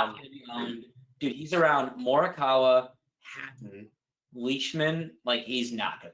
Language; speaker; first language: English; native; English